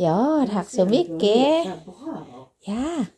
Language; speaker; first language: Swedish; non-native, learner; Thai